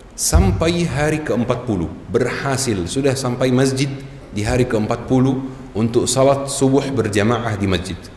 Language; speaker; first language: Indonesian; non-native, fluent; Arabic